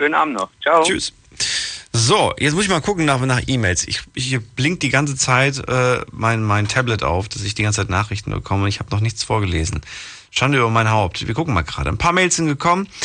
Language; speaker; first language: German; native; German